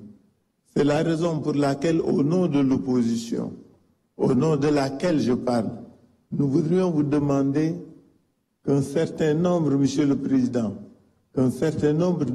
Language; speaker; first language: French; non-native, local second language; Wolof